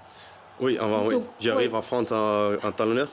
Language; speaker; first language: French; non-native, learner; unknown